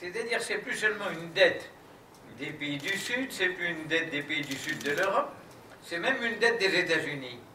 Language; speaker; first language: French; native; French